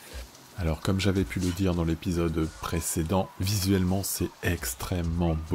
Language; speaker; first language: French; native; French